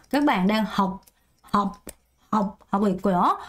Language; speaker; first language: Vietnamese; non-native, fluent; Korean